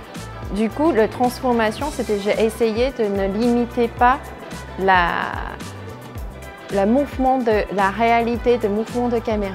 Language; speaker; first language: French; non-native, fluent; Chinese